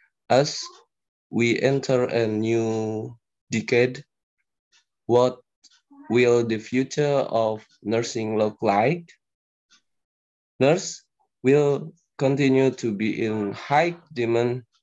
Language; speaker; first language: English; non-native, learner; Indonesian